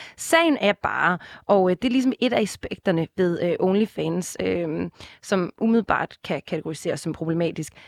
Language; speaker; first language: Danish; native; Danish